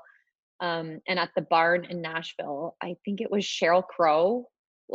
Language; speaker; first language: English; native; English